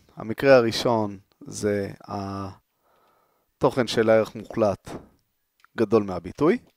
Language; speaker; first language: Hebrew; native; Hebrew